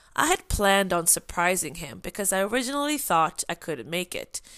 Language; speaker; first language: English; non-native, fluent; Swedish